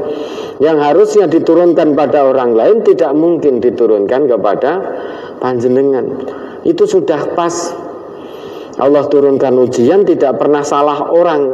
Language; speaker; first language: Indonesian; non-native, local second language; Javanese